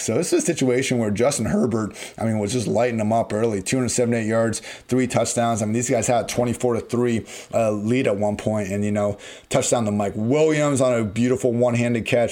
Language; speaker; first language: English; native; English